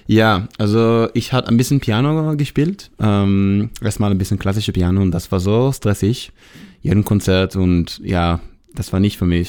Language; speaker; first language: German; non-native, learner; Hebrew